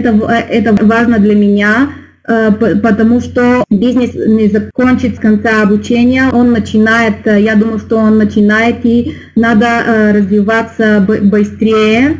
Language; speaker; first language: Russian; non-native, learner; Bulgarian